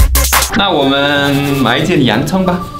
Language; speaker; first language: Chinese; non-native, fluent; German